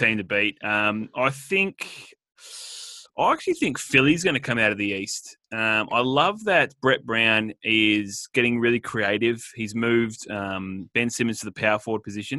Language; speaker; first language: English; native; English